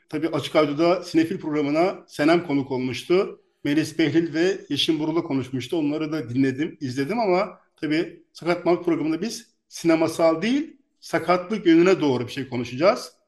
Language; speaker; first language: Turkish; native; Turkish